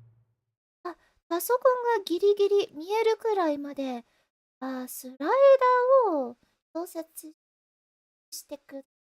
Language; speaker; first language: Japanese; non-native, fluent; English